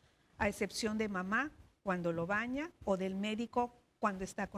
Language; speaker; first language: Spanish; native; Spanish